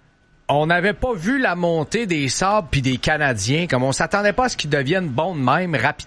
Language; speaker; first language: French; native; French